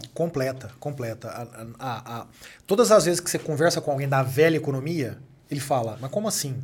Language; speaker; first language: Portuguese; native; Portuguese